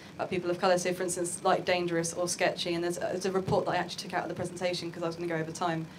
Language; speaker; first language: English; native; English